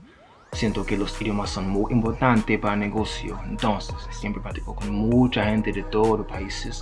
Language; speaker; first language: Spanish; non-native, learner; Haitian Creole